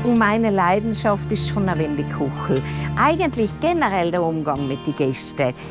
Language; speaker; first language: German; native; German